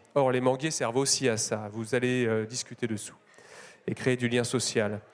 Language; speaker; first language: French; native; French